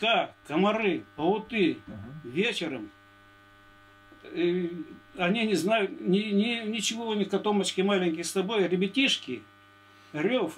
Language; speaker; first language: Russian; native; Russian